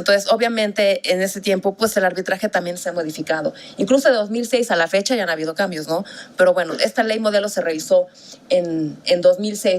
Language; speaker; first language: Spanish; native; Spanish